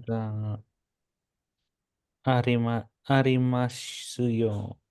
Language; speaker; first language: Japanese; non-native, learner; Indonesian